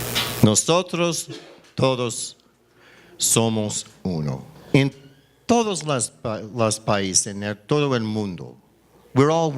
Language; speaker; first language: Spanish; non-native, learner; English